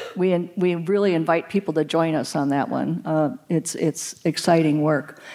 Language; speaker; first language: English; native; English